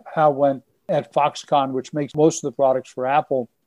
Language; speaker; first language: English; native; English